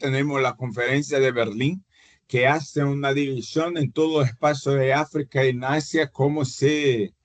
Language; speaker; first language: Spanish; non-native, fluent; Portuguese